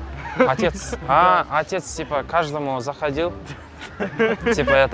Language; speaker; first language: Russian; non-native, local second language; Kazakh